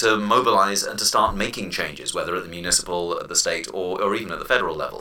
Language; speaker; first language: English; native; English